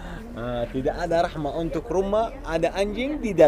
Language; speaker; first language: Indonesian; non-native, learner; Arabic